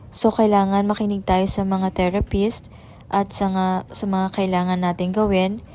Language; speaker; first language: Filipino; native; Filipino